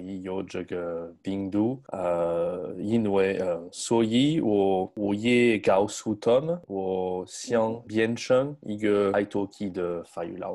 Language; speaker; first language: Chinese; non-native, learner; French